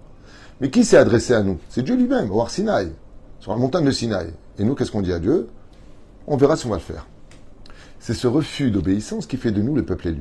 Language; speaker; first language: French; native; French